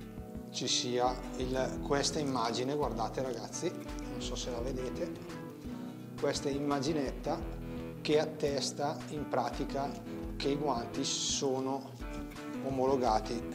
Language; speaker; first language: Italian; native; Italian